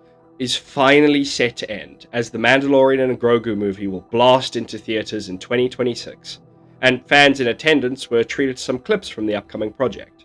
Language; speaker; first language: English; native; English